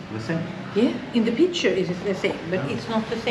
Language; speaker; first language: English; non-native, fluent; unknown